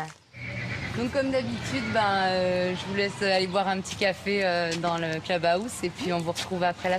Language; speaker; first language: French; native; French